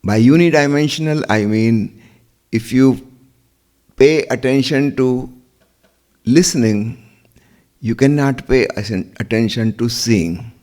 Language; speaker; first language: English; non-native, local second language; Hindi